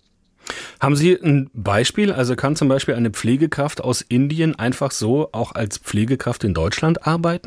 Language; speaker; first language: German; native; German